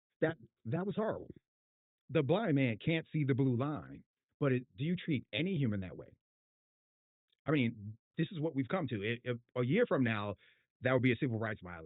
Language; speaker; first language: English; native; English